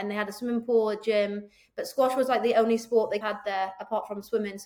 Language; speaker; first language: English; native; English